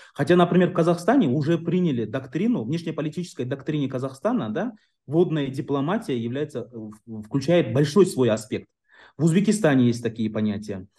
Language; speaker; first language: Russian; non-native, local second language; Kyrgyz